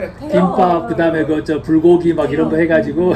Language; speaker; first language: Korean; native; Korean